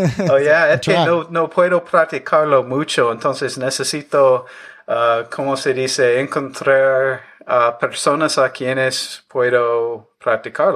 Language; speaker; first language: Spanish; non-native, learner; English